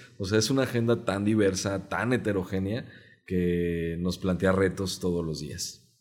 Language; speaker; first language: Spanish; non-native, local second language; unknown